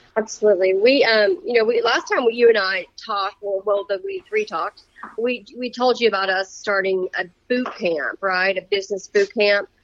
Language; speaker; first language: English; native; English